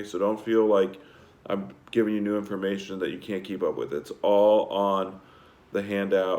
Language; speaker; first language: English; native; English